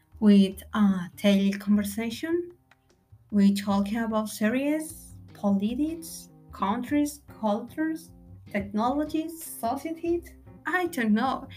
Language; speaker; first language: English; non-native, learner; Spanish